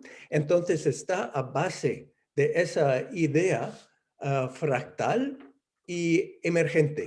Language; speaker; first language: Spanish; non-native, fluent; English